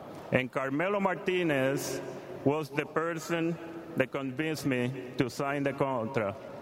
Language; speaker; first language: English; non-native, fluent; Spanish